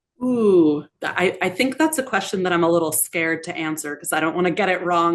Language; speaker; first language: English; native; English